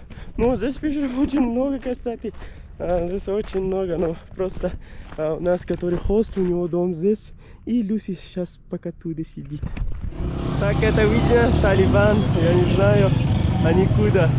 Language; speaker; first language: Russian; non-native, learner; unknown